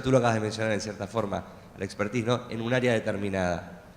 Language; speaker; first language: Spanish; native; Spanish